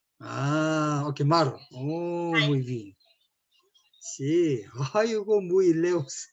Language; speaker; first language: Spanish; non-native, learner; Korean